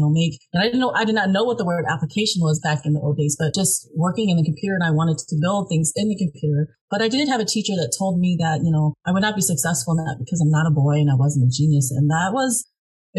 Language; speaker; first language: English; early bilingual, other home language; Hmong